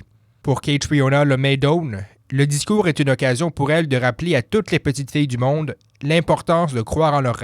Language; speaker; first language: French; native; French